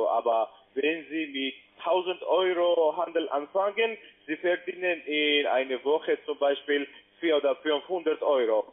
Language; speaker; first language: German; non-native, learner; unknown